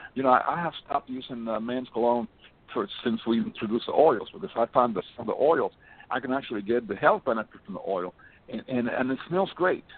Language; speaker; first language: English; early bilingual, other home language; Spanish